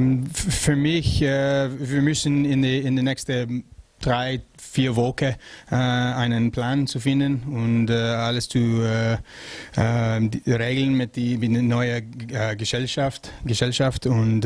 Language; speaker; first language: German; non-native, learner; French